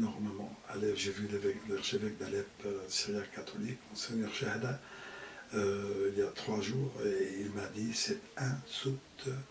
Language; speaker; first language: French; non-native, fluent; Arabic